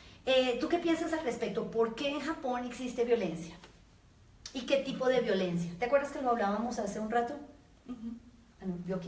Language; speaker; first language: Spanish; native; Spanish